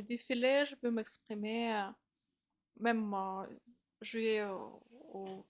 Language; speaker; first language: French; non-native, fluent; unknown